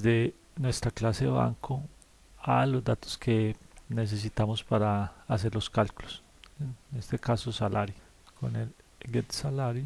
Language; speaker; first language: Spanish; native; Spanish